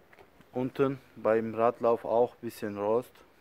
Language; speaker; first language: German; non-native, learner; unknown